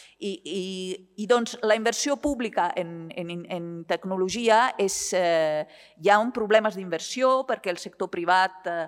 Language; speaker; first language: Catalan; non-native, fluent; Italian